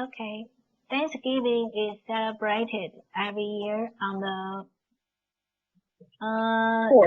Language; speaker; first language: English; non-native, learner; Chinese